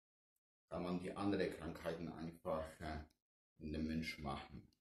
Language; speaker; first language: German; non-native, fluent; Polish